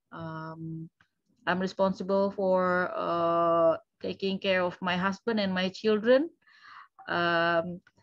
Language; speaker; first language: English; non-native, fluent; Indonesian